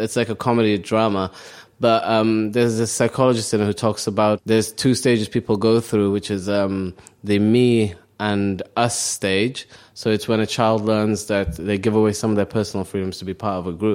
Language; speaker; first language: English; early bilingual, other home language; Somali